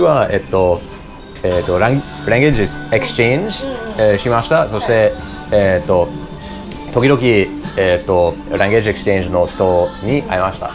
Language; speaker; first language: Japanese; non-native, learner; English